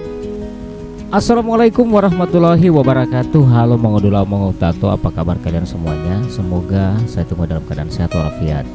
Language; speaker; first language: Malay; non-native, local second language; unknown